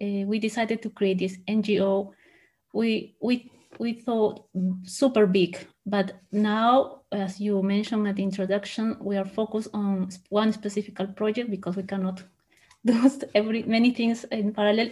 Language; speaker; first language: English; non-native, fluent; Spanish